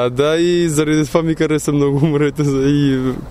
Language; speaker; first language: Bulgarian; non-native, learner; Albanian